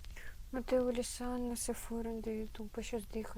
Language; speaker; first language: Spanish; non-native, learner; Russian